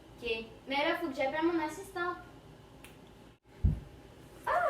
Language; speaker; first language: French; native; French